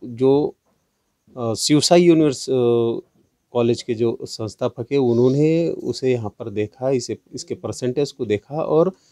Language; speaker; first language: Hindi; non-native, local second language; Marathi